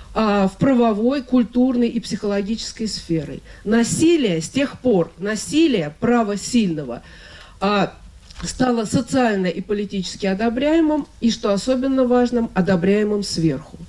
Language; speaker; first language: Russian; native; Russian